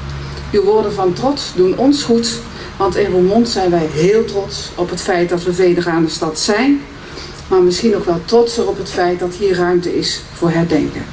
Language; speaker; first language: Dutch; native; Dutch